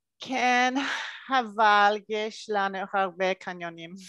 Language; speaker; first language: Hebrew; non-native, learner; English